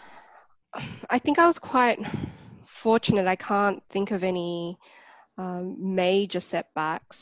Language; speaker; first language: English; native; English